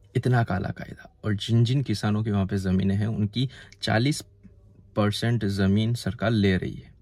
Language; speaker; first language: Hindi; non-native, local second language; Gujarati